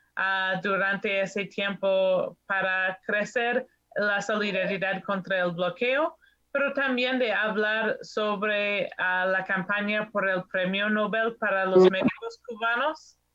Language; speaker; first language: Spanish; non-native, fluent; English